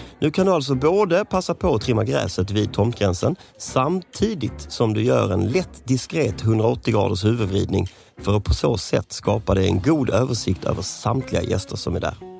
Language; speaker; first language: Swedish; native; Swedish